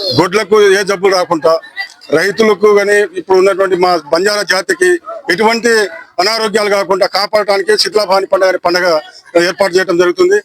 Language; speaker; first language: Telugu; non-native, local second language; Lambadi